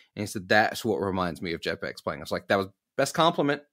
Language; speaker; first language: English; native; English